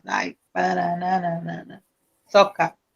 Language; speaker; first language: Portuguese; native; Portuguese